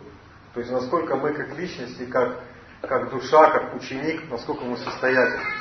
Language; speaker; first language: Russian; native; Russian